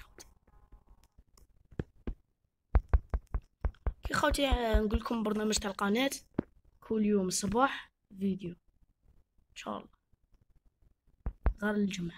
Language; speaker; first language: Arabic; native; Arabic